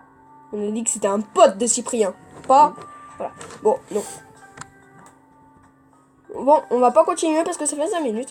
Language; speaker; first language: French; native; French